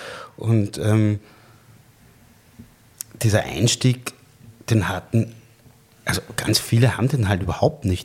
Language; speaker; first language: German; native; German